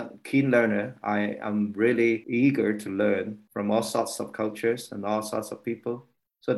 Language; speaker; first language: English; non-native, local second language; Cantonese